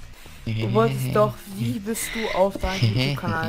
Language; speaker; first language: German; native; German